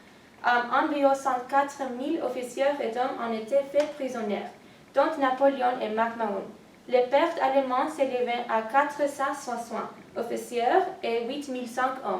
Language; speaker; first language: French; non-native, learner; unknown